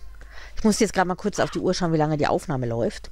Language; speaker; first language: German; native; German